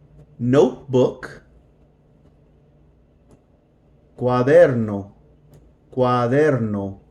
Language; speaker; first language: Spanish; non-native, fluent; English